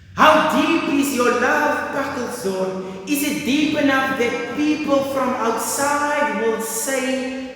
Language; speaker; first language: English; non-native, local second language; Afrikaans